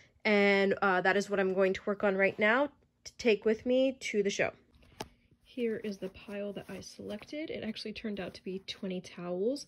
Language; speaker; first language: English; native; English